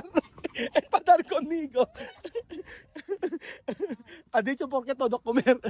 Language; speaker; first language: Spanish; non-native, learner; Filipino